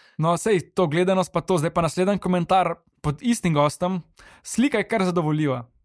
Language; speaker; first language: Slovenian; non-native, local second language; Serbian